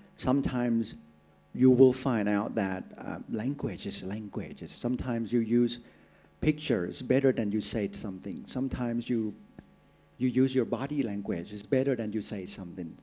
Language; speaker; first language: English; non-native, fluent; Thai